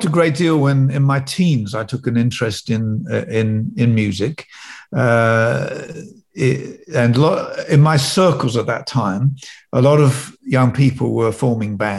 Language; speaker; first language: English; native; English